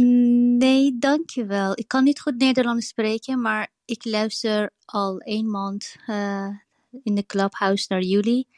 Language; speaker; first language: Dutch; non-native, learner; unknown